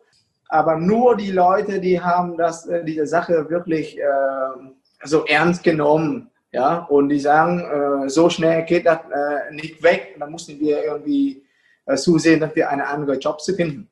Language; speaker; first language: German; non-native, fluent; Vietnamese